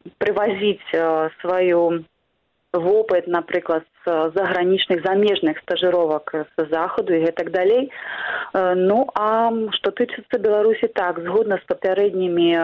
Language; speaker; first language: Belarusian; non-native, local second language; Russian